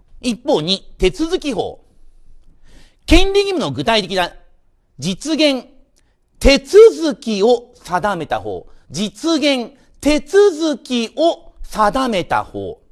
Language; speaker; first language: Japanese; native; Japanese